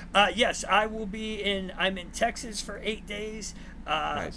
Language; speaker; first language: English; native; English